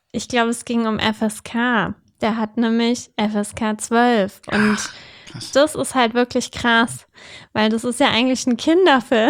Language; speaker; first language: German; native; German